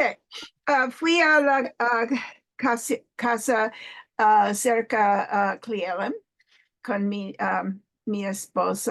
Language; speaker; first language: Spanish; non-native, learner; English